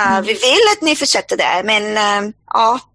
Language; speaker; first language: Swedish; non-native, fluent; Portuguese